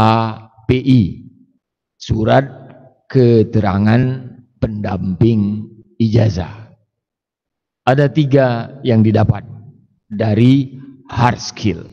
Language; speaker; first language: Indonesian; native; Indonesian